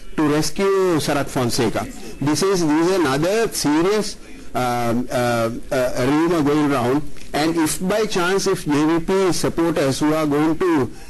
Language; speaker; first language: English; non-native, local second language; Sinhala